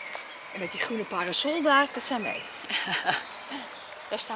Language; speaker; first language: Dutch; native; Dutch